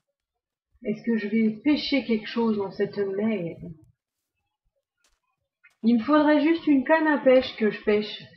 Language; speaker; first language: French; native; French